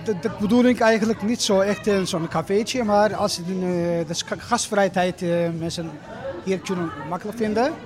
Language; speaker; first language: Dutch; non-native, learner; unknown